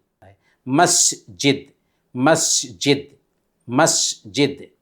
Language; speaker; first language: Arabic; non-native, fluent; Urdu